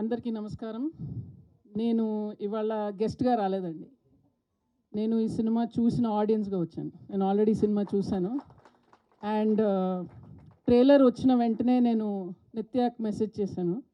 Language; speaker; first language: Telugu; non-native, fluent; Tamil